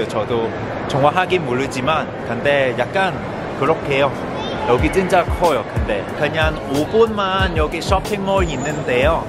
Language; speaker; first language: Korean; non-native, learner; Cantonese